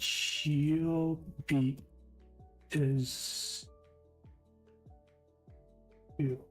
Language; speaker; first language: Japanese; non-native, learner; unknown